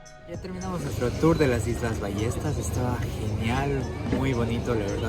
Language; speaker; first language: Spanish; native; Spanish